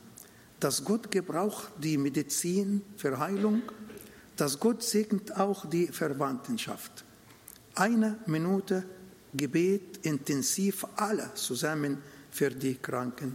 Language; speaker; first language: German; non-native, fluent; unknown